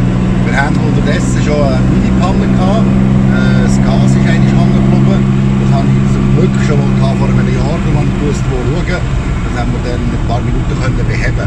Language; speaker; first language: German; native; German